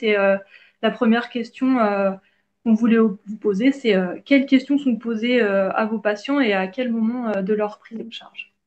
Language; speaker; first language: French; native; French